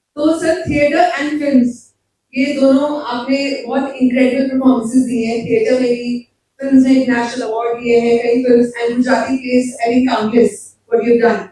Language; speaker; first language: Hindi; native; Hindi